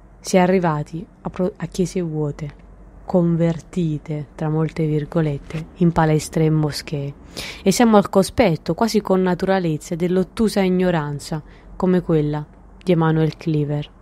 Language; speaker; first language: Italian; native; Italian